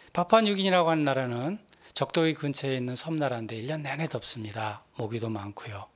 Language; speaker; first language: Korean; native; Korean